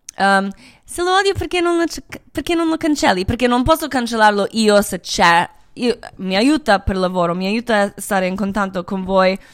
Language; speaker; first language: Italian; non-native, fluent; Croatian